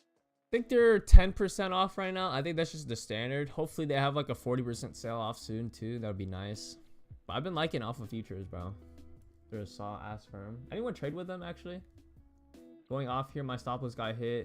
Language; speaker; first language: English; native; English